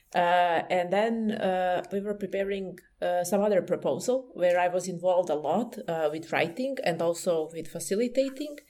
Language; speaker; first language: English; non-native, fluent; Serbian